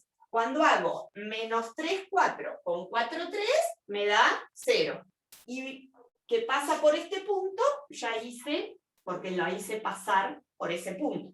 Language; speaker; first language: Spanish; native; Spanish